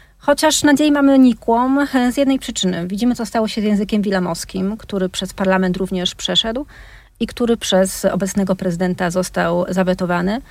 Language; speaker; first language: Polish; native; Polish